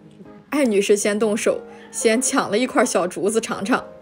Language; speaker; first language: Chinese; native; Chinese